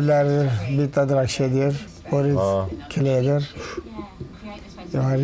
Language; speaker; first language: Swedish; non-native, learner; Turoyo